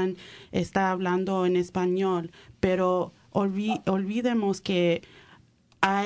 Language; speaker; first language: Spanish; early bilingual, heritage; Spanish